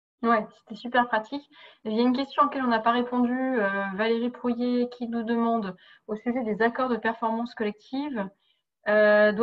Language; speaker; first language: French; native; French